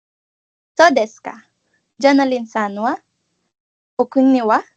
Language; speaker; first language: Japanese; non-native, learner; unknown